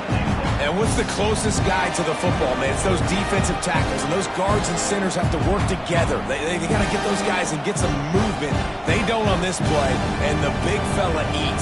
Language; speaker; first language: English; native; English